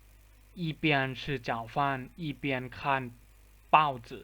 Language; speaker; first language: Chinese; non-native, fluent; Lao